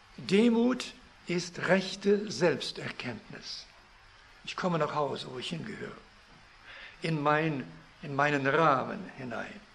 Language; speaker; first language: German; early bilingual, heritage; German